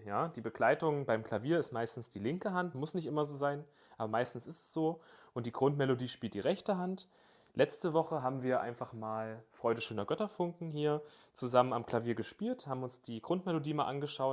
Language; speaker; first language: German; native; German